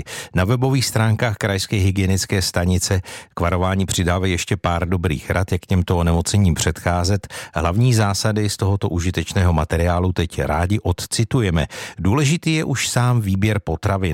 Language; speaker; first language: Czech; native; Czech